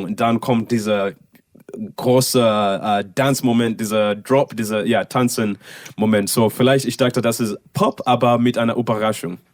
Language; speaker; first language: German; non-native, learner; English